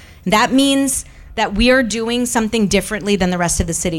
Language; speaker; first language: English; early bilingual, other home language; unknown